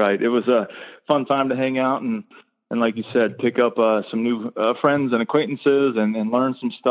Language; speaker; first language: English; native; English